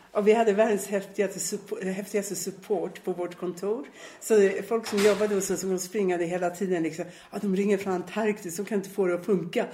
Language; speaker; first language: Swedish; native; Swedish